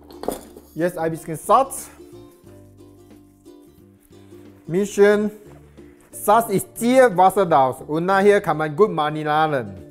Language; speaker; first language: German; non-native, learner; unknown